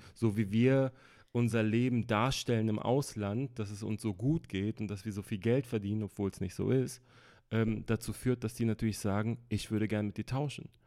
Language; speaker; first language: German; early bilingual, other home language; Turkish